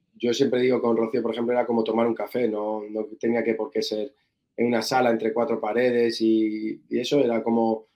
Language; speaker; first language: Spanish; native; Spanish